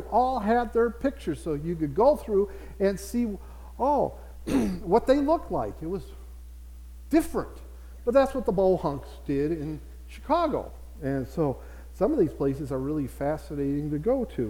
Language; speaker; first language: English; native; English